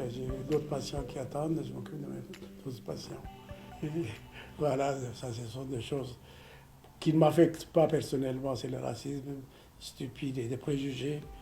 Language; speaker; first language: French; non-native, fluent; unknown